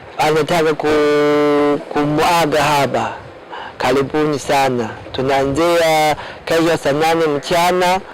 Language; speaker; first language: Swahili; non-native, learner; Chinese